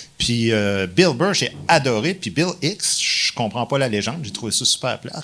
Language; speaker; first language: French; native; French